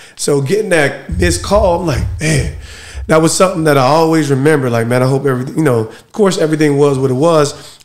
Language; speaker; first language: English; native; English